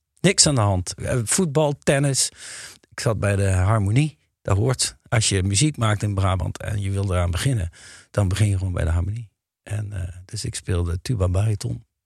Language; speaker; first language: Dutch; native; Dutch